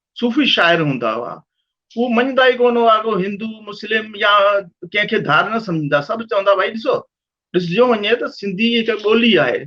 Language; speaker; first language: Sindhi; early bilingual, heritage; Sindhi